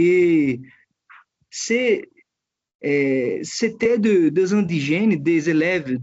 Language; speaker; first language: French; non-native, fluent; Portuguese